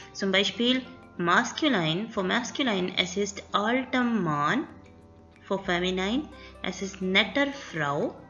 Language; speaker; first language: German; non-native, learner; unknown